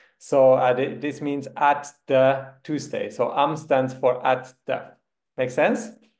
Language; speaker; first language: English; non-native, fluent; German